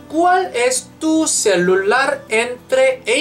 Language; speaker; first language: Spanish; non-native, fluent; Korean